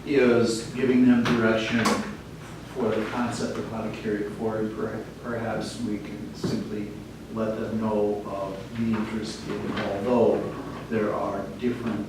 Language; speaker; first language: English; native; English